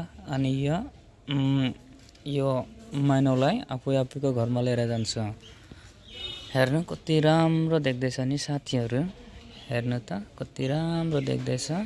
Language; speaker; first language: Nepali; non-native, local second language; Bodo